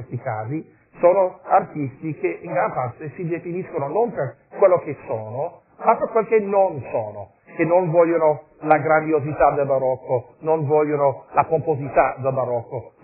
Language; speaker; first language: Italian; non-native, fluent; English